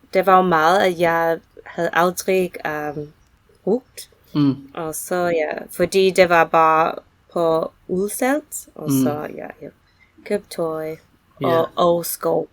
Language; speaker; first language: Danish; non-native, learner; English